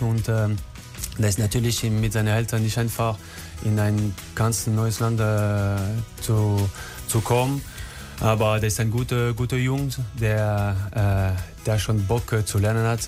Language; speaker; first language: German; non-native, learner; French